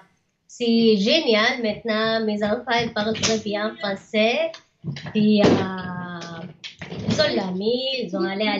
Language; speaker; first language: French; non-native, learner; Arabic